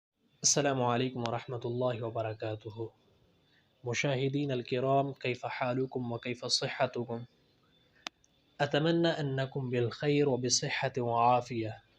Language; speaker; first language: Arabic; non-native, fluent; Urdu